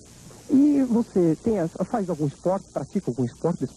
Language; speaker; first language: Portuguese; native; Portuguese